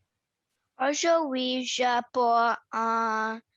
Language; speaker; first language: French; non-native, learner; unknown